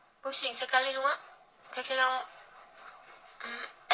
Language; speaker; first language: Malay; non-native, learner; Vietnamese